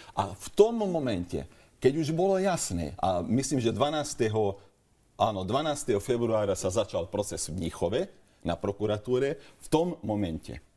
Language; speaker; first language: Slovak; non-native, local second language; Hungarian